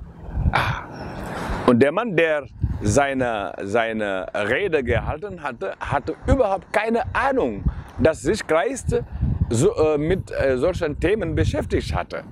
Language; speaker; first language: German; non-native, fluent; Wolof